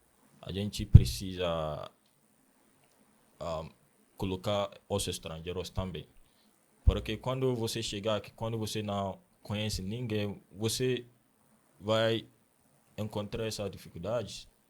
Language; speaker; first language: Portuguese; non-native, learner; Akan